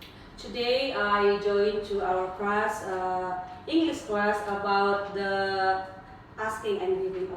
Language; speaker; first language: English; non-native, learner; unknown